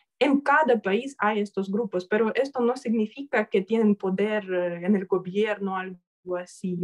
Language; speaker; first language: Spanish; non-native, fluent; Russian